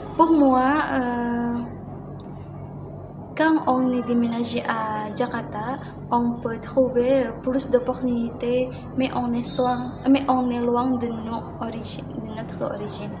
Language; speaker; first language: French; non-native, learner; Indonesian